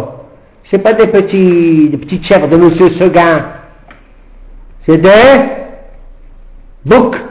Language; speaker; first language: French; native; French